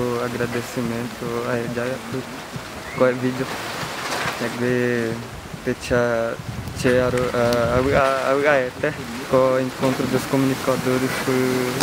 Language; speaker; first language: Portuguese; non-native, local second language; Guarani